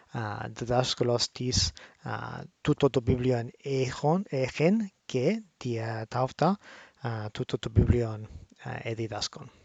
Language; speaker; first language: Greek; non-native, learner; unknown